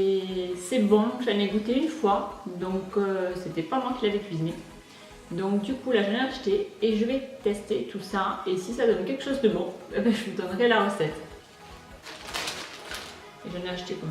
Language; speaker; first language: French; native; French